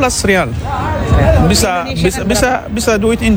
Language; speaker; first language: Indonesian; non-native, learner; Arabic